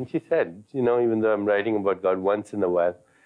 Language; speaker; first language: English; non-native, local second language; Hindi